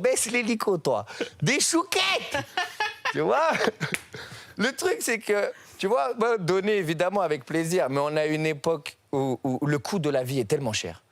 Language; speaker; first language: French; native; French